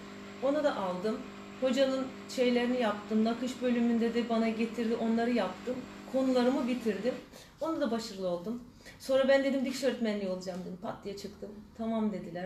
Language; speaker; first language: Turkish; early bilingual, heritage; Turkish